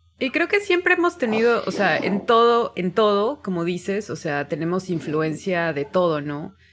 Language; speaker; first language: Spanish; native; Spanish